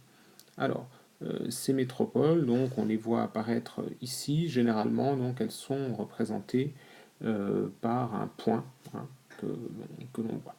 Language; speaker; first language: French; native; French